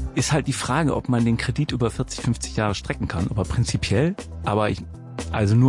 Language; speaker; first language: German; native; German